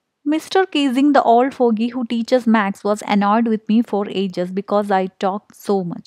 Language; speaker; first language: English; non-native, local second language; Malayalam